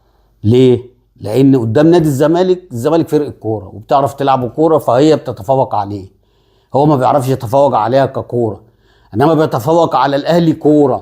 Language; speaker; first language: Arabic; native; Arabic